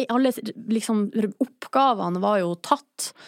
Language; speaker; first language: Norwegian; native; Norwegian